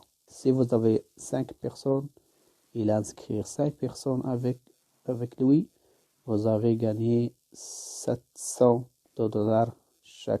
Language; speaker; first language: French; non-native, learner; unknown